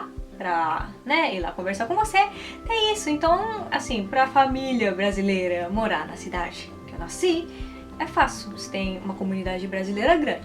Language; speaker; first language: Portuguese; early bilingual, heritage; Portuguese